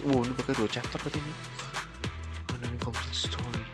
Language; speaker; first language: Indonesian; native; Indonesian